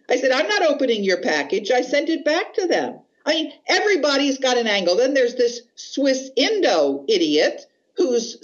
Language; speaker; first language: English; native; English